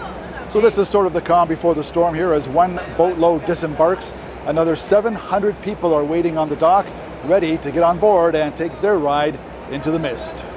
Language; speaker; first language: English; native; English